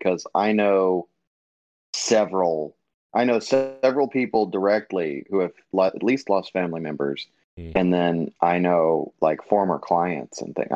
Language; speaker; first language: English; native; English